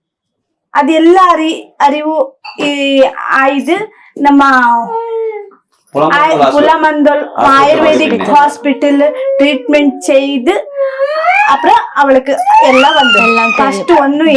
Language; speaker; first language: Malayalam; non-native, learner; Tamil